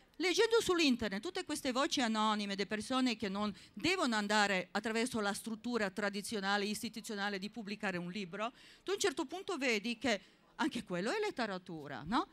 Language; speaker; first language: Italian; non-native, fluent; Serbian